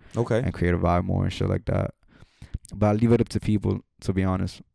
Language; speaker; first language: English; native; English